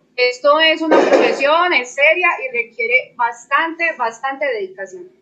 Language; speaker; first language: Spanish; native; Spanish